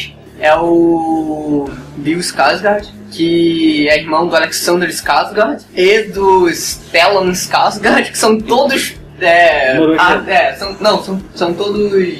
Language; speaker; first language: Portuguese; native; Portuguese